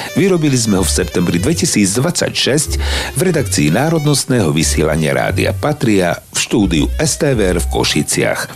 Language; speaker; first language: Slovak; native; Slovak